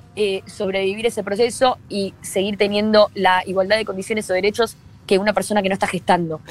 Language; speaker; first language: Spanish; native; Spanish